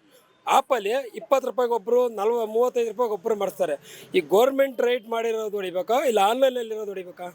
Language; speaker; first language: Kannada; native; Kannada